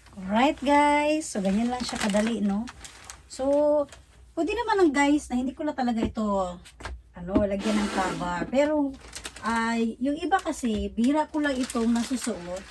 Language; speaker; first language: Filipino; native; Filipino